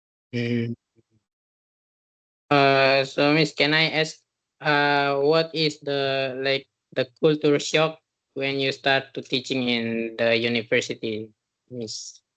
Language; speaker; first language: English; non-native, learner; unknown